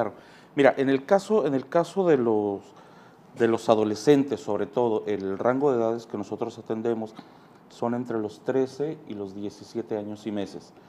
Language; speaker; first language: Spanish; native; Spanish